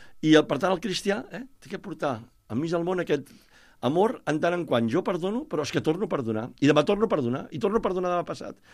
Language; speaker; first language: Catalan; native; Catalan